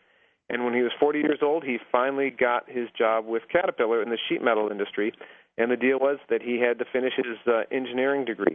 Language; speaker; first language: English; native; English